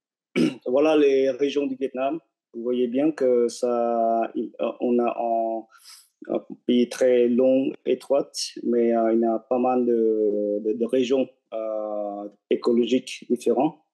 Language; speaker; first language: French; non-native, fluent; Vietnamese